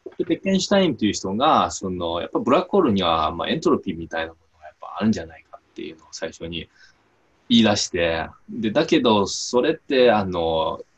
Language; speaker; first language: Japanese; non-native, fluent; Chinese